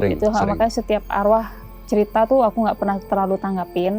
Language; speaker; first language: Indonesian; native; Indonesian